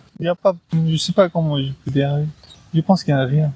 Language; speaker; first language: French; non-native, learner; Persian